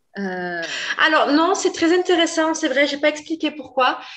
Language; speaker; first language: French; native; French